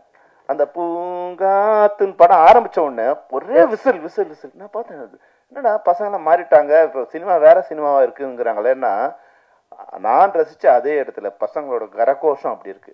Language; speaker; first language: Tamil; native; Tamil